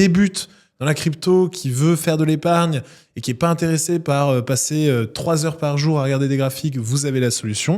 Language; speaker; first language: French; native; French